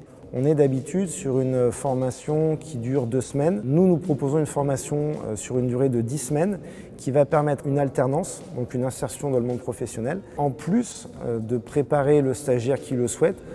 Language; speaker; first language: French; native; French